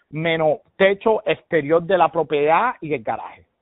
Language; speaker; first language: Spanish; early bilingual, heritage; Spanish